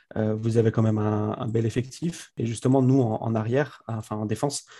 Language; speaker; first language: French; native; French